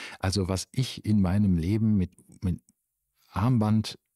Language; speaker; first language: German; native; German